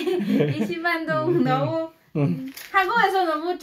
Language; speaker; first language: Korean; non-native, learner; Vietnamese